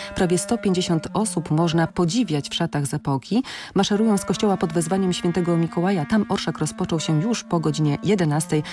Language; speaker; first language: Polish; native; Polish